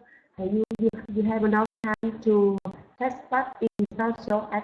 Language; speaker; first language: English; non-native, learner; Vietnamese